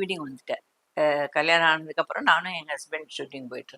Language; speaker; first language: Tamil; non-native, local second language; Telugu